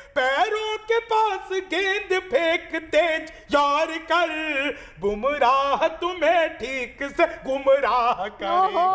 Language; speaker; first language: Hindi; native; Hindi